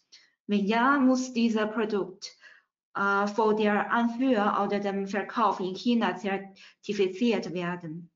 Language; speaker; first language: German; non-native, fluent; Chinese